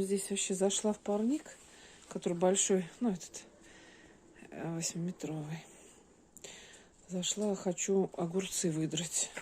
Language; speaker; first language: Russian; native; Russian